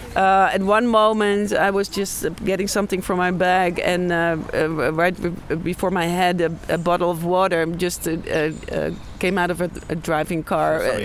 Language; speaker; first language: English; non-native, fluent; Dutch